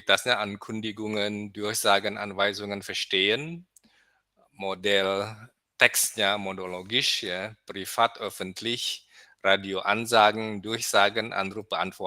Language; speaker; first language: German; non-native, fluent; Indonesian